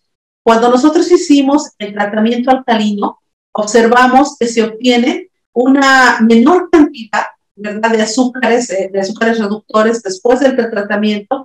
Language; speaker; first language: Spanish; native; Spanish